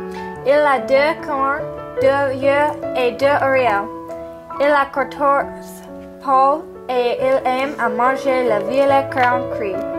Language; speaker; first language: French; non-native, learner; English